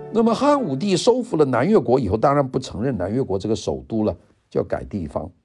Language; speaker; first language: Chinese; non-native, local second language; Cantonese